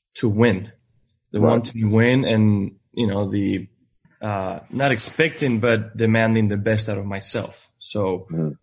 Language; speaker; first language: English; non-native, fluent; Spanish